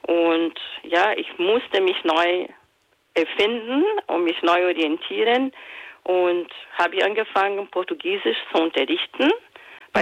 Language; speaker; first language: German; non-native, fluent; Portuguese